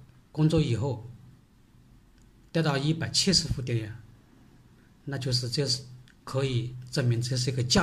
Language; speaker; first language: Chinese; native; Chinese